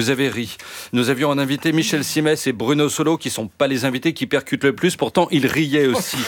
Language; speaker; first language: French; native; French